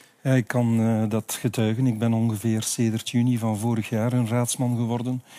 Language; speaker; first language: Dutch; native; Dutch